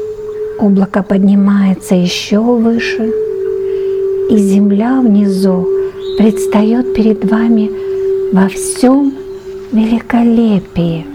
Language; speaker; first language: Russian; native; Russian